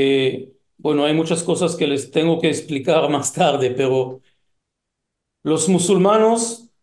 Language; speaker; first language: Spanish; non-native, fluent; Hebrew